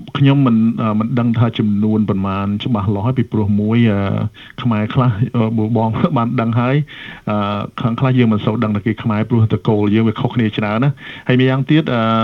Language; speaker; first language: Khmer; early bilingual, other home language; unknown